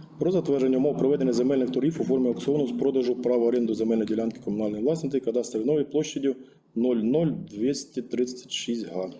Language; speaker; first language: Ukrainian; native; Ukrainian